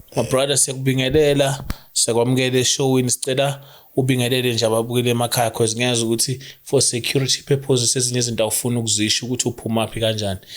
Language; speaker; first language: Zulu; native; Zulu